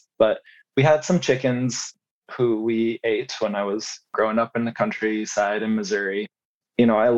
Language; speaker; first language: English; native; English